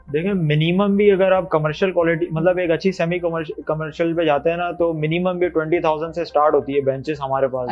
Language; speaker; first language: Urdu; native; Urdu